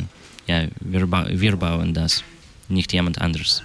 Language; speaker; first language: German; non-native, fluent; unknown